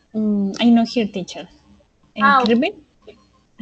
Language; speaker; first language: English; non-native, learner; Spanish